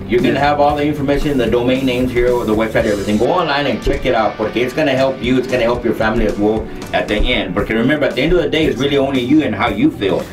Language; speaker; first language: English; early bilingual, other home language; Spanish